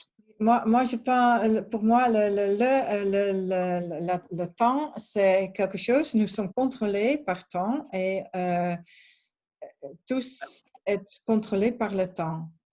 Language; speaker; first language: French; non-native, learner; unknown